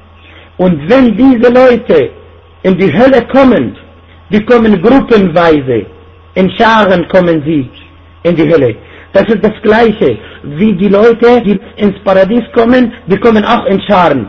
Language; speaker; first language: German; non-native, fluent; Arabic